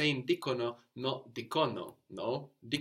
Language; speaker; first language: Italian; non-native, fluent; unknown